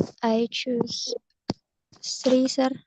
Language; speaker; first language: English; non-native, learner; Indonesian